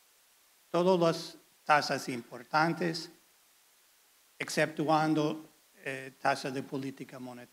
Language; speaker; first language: Spanish; non-native, fluent; English